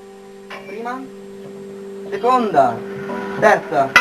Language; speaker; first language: Italian; native; Italian